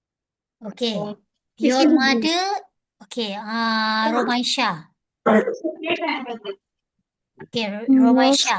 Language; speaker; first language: English; non-native, local second language; Malay